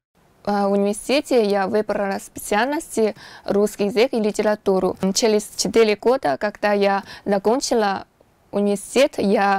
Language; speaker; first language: Russian; non-native, learner; Chinese